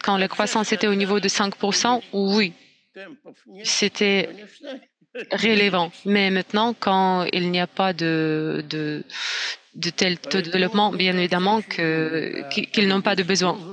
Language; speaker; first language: French; non-native, fluent; Russian